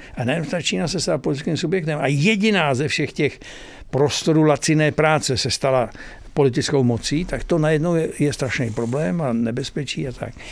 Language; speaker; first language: Czech; native; Czech